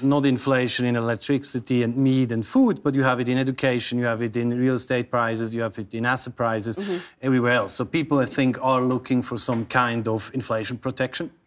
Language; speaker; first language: English; non-native, fluent; German